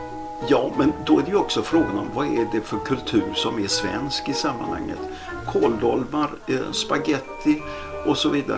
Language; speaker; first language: Swedish; native; Swedish